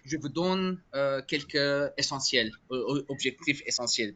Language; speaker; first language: French; non-native, fluent; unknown